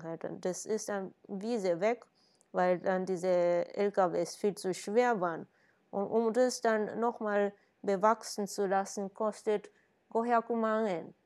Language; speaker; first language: German; non-native, fluent; Japanese